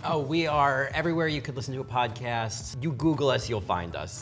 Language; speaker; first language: English; native; English